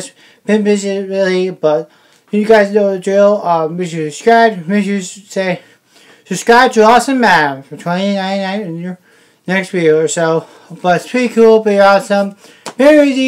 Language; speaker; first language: English; native; English